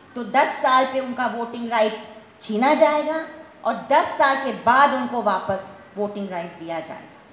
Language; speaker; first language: Hindi; non-native, local second language; Gujarati